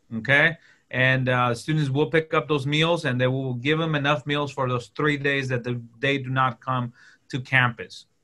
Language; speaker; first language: English; early bilingual, other home language; Spanish